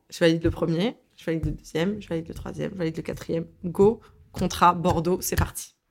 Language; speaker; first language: French; early bilingual, other home language; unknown